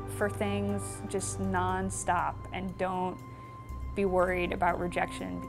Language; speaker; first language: English; native; English